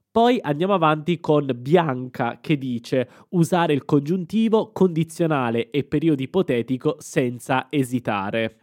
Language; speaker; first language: Italian; native; Italian